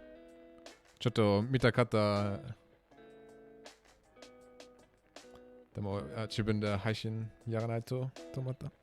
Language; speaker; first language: Japanese; non-native, learner; German